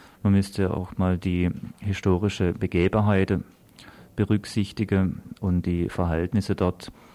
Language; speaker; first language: German; native; German